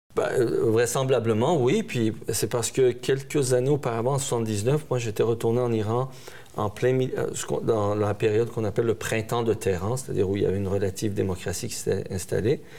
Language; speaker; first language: French; early bilingual, other home language; Persian